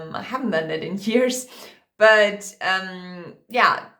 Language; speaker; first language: English; non-native, fluent; German